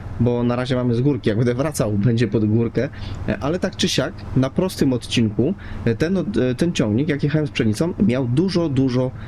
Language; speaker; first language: Polish; native; Polish